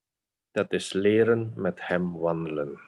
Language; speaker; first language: Dutch; non-native, fluent; Indonesian